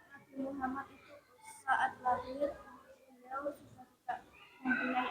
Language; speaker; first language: Indonesian; native; Indonesian